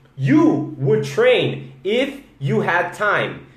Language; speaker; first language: English; non-native, fluent; Portuguese